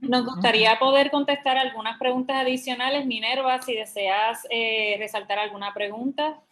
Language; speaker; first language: Spanish; native; Spanish